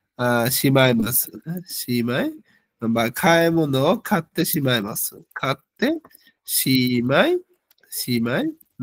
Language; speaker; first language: Japanese; non-native, learner; Bangla